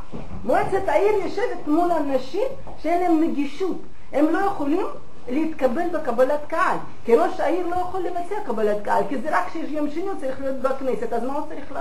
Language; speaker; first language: Hebrew; non-native, fluent; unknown